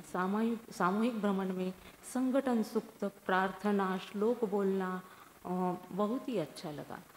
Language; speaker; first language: Hindi; non-native, local second language; Marathi